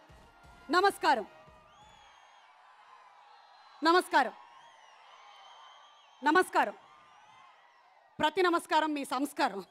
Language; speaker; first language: Telugu; native; Telugu